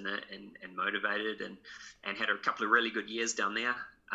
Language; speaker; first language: English; native; English